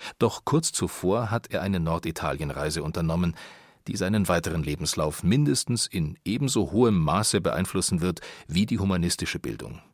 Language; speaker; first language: German; native; German